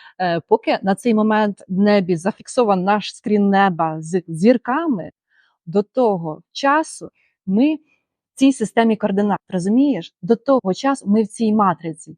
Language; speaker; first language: Ukrainian; native; Ukrainian